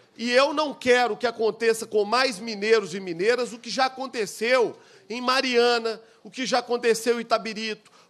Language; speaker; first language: Portuguese; native; Portuguese